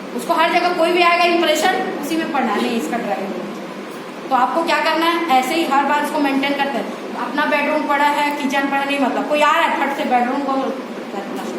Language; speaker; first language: Hindi; non-native, local second language; Chhattisgarhi